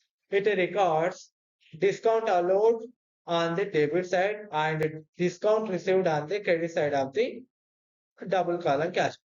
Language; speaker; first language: English; non-native, local second language; Telugu